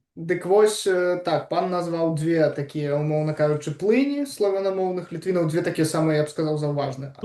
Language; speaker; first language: Belarusian; non-native, local second language; Russian